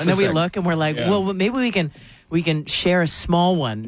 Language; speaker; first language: English; native; English